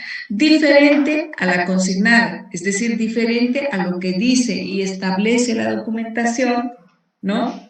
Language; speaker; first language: Spanish; native; Spanish